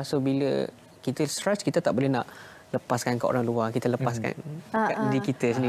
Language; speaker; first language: Malay; native; Malay